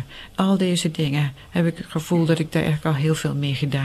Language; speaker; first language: Dutch; native; Dutch